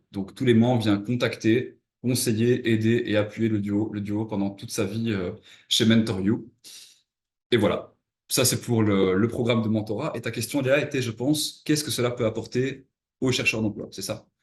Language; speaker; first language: French; native; French